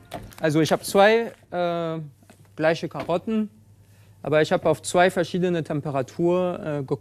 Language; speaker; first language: German; non-native, fluent; French